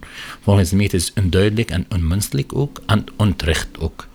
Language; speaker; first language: Dutch; non-native, learner; Arabic